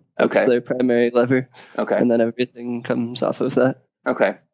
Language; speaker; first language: English; native; English